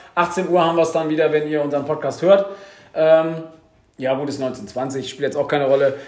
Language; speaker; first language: German; native; German